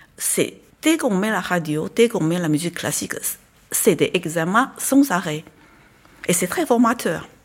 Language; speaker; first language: French; non-native, fluent; Chinese